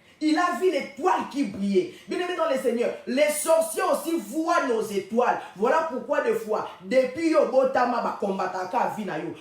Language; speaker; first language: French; non-native, local second language; Lingala